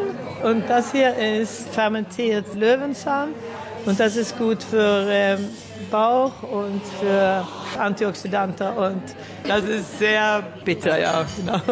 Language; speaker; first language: German; early bilingual, heritage; German